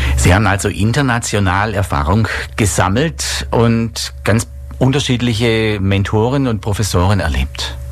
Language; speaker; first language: German; native; German